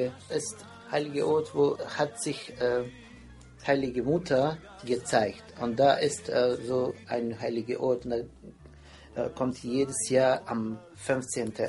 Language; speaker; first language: German; non-native, fluent; Croatian